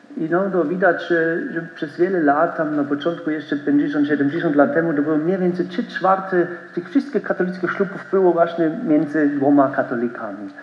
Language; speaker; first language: Polish; non-native, learner; German